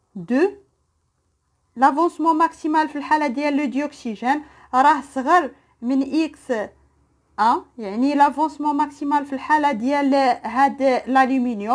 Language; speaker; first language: Arabic; native; Arabic